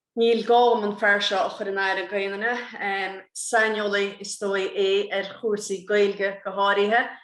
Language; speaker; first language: Irish; native; Irish